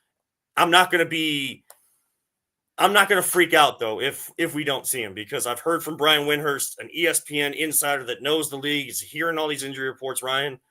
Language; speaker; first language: English; native; English